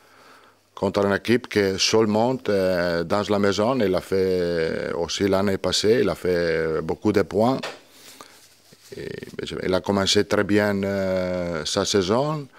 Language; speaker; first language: French; non-native, learner; Italian